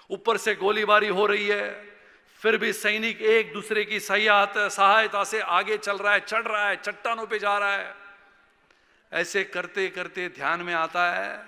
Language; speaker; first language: Hindi; non-native, local second language; Marathi